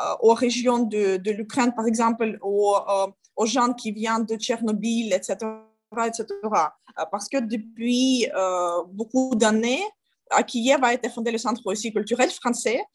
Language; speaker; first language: French; non-native, learner; Ukrainian